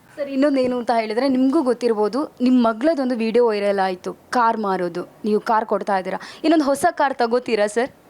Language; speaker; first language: Kannada; native; Kannada